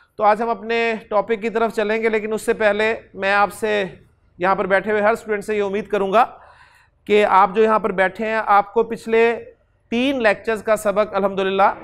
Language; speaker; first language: Urdu; native; Urdu